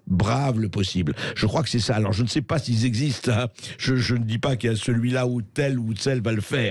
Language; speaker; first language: French; native; French